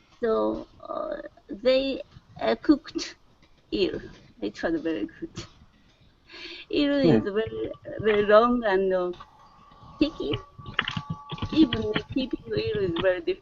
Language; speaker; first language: English; non-native, learner; Japanese